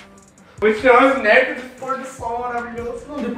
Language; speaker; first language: Portuguese; native; Portuguese